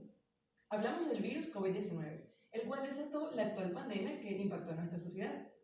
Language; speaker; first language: Spanish; native; Spanish